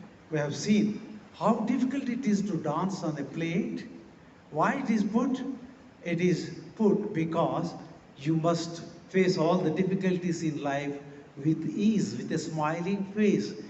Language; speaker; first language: English; non-native, local second language; Telugu